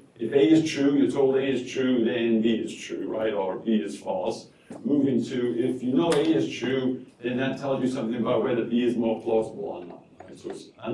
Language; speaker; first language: English; native; English